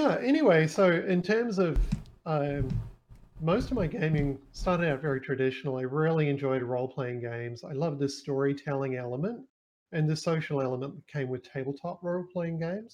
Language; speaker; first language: English; native; English